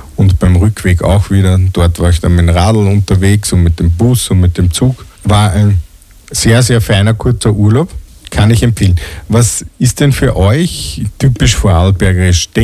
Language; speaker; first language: German; native; German